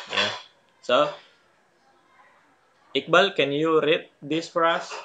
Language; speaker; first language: English; non-native, fluent; Indonesian